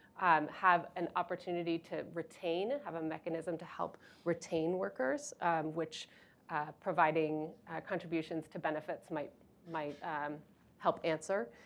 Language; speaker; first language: English; native; English